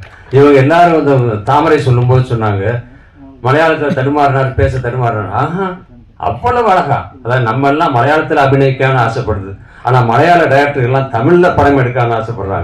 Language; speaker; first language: Tamil; native; Tamil